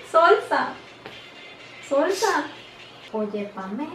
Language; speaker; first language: Korean; non-native, learner; Spanish